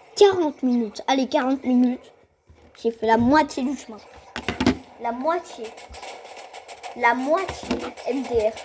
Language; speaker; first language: French; native; French